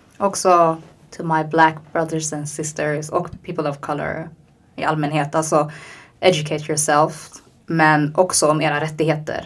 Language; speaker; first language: Swedish; early bilingual, other home language; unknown